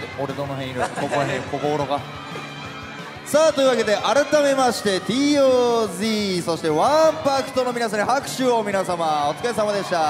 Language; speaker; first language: Japanese; native; Japanese